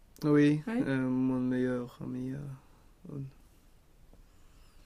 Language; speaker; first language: French; non-native, learner; Swedish